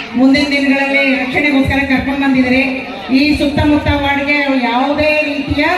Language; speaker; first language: Kannada; native; Kannada